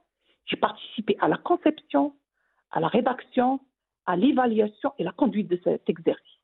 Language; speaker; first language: French; non-native, local second language; Arabic